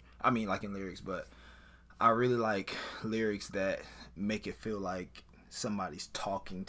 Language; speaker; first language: English; native; English